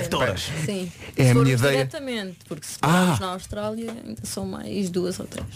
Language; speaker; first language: Portuguese; native; Portuguese